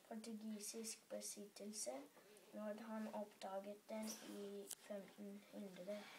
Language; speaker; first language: Norwegian; early bilingual, other home language; English